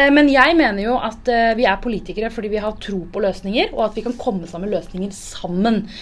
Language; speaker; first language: Norwegian; early bilingual, other home language; Tamil